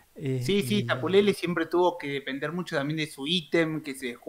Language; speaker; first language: Spanish; native; Spanish